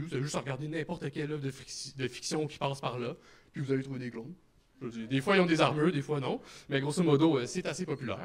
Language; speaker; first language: French; native; French